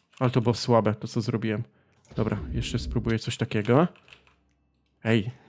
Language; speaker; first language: Polish; native; Polish